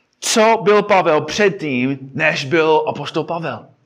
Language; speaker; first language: Czech; non-native, fluent; English